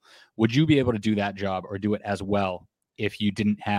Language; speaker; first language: English; native; English